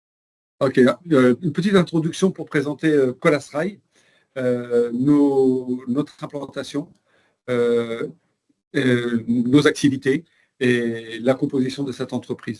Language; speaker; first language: French; native; French